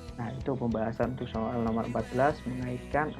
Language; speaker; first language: Indonesian; native; Indonesian